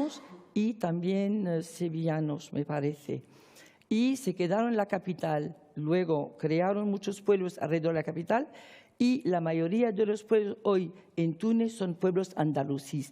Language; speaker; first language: Spanish; non-native, fluent; Arabic